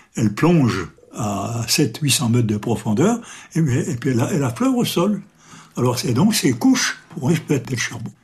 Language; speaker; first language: French; native; French